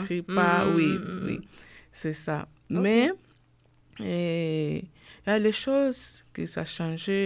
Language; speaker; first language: French; non-native, learner; Portuguese